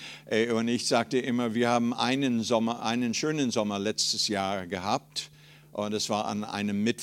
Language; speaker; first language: German; non-native, fluent; English